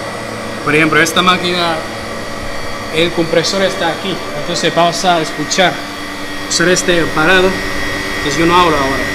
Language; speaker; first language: Spanish; non-native, fluent; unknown